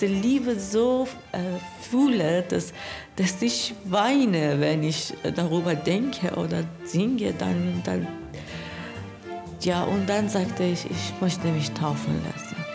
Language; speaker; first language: German; non-native, learner; Persian